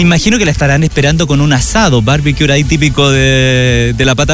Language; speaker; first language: Spanish; native; Spanish